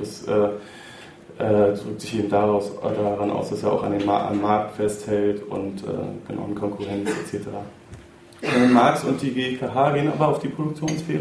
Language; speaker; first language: German; native; German